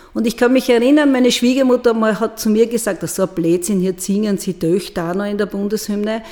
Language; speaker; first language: German; native; German